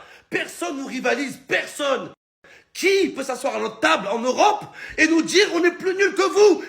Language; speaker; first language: French; native; French